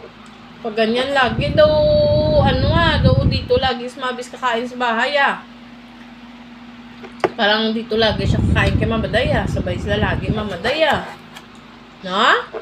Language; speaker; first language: Filipino; non-native, local second language; Hiligaynon